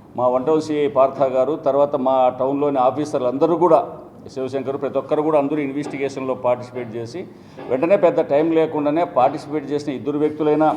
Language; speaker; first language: Telugu; native; Telugu